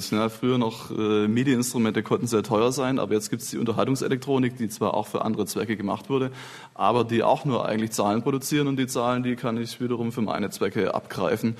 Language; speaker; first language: German; native; German